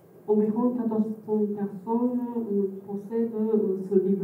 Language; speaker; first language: French; non-native, fluent; Japanese